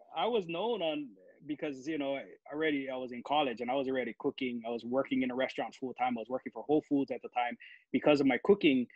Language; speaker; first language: English; native; English